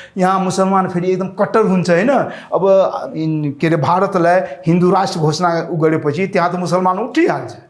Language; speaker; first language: Nepali; non-native, local second language; Rana Tharu